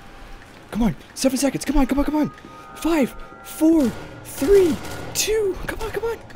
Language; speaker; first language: English; native; English